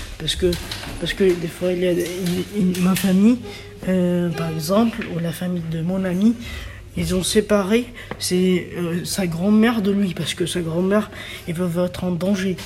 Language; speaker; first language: French; non-native, learner; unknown